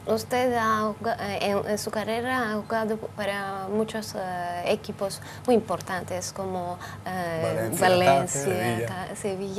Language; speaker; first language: Spanish; non-native, fluent; Turkish